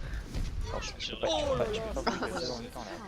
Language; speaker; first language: French; native; French